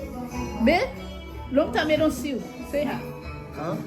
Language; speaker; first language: English; non-native, learner; Haitian Creole